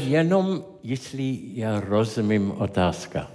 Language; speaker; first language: Czech; non-native, learner; English